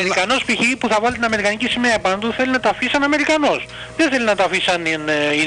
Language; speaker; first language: Greek; native; Greek